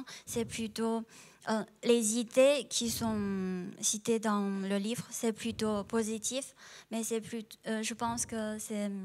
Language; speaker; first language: French; non-native, fluent; Chinese